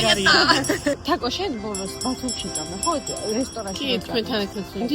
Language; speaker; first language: Japanese; non-native, fluent; Georgian